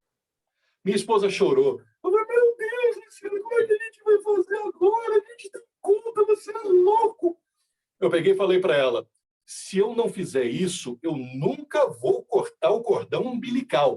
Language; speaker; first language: Portuguese; native; Portuguese